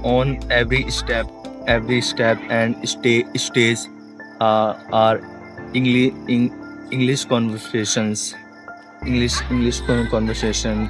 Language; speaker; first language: English; non-native, learner; Hindi